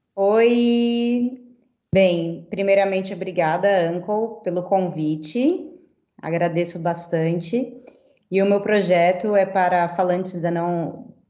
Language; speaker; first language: Portuguese; native; Portuguese